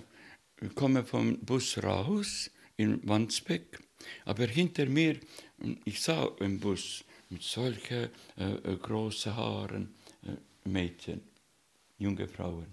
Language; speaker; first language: German; non-native, learner; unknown